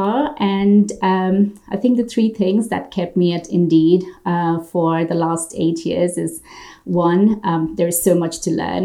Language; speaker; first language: English; non-native, local second language; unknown